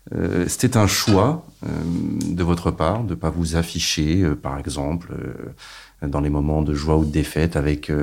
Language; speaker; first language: French; native; French